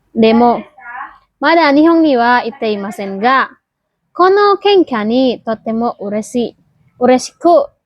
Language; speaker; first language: Japanese; non-native, learner; Indonesian